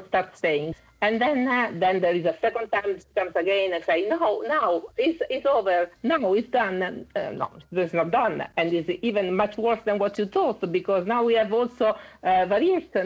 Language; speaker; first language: English; non-native, fluent; Italian